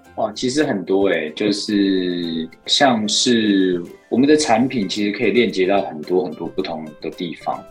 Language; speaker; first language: Chinese; native; Chinese